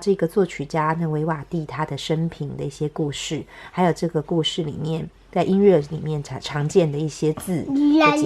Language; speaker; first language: Chinese; native; Chinese